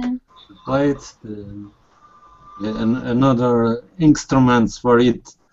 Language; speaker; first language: English; non-native, learner; Spanish